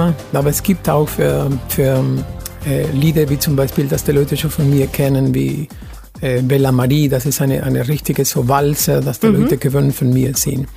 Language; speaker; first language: German; non-native, fluent; Spanish